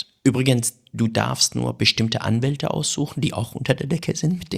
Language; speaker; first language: German; early bilingual, other home language; Persian